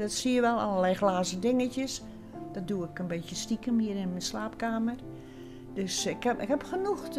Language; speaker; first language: Dutch; native; Dutch